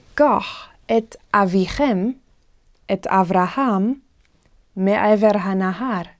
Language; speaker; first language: Hebrew; non-native, fluent; English